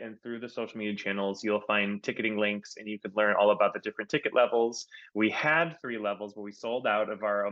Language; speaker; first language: English; native; English